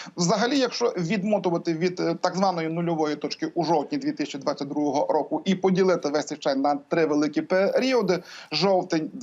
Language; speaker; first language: Ukrainian; native; Ukrainian